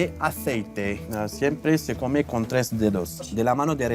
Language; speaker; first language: Spanish; non-native, fluent; Berber languages